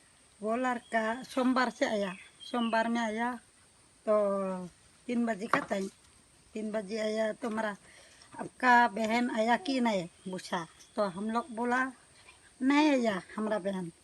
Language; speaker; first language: Hindi; non-native, local second language; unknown